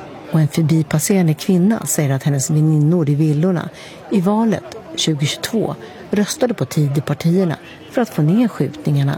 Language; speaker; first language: Swedish; native; Swedish